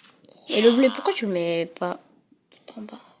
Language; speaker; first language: French; native; French